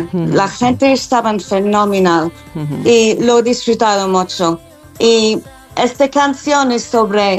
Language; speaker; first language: Spanish; non-native, learner; English